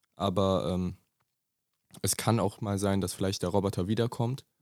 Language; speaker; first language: German; native; German